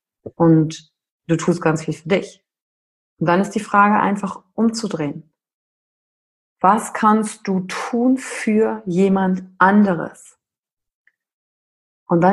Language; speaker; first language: German; native; German